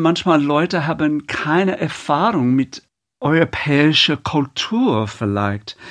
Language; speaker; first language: German; non-native, learner; English